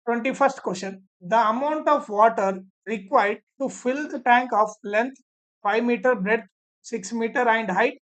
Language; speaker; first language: English; non-native, local second language; Kannada